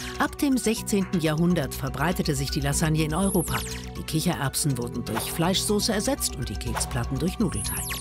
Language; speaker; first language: German; native; German